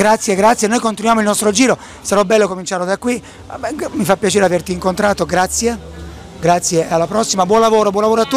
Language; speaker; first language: Italian; native; Italian